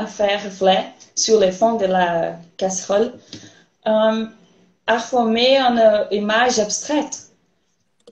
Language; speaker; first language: French; non-native, learner; Portuguese